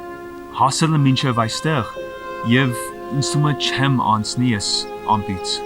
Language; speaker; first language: Armenian; early bilingual, heritage; Armenian